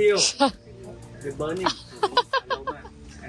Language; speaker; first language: English; non-native, learner; Thai